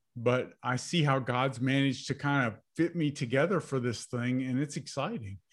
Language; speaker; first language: English; native; English